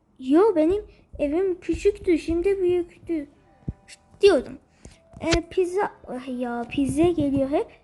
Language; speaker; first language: Turkish; early bilingual, heritage; Turkish